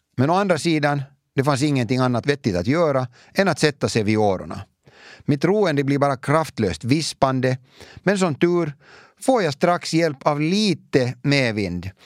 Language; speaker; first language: Swedish; native; Swedish